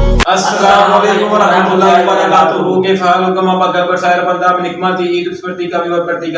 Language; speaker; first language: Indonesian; non-native, learner; Urdu